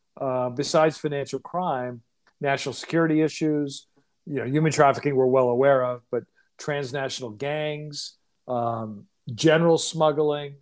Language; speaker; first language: English; native; English